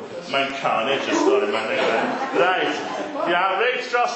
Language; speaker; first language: Welsh; native; Welsh